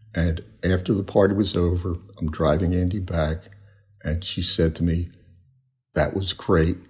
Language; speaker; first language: English; native; English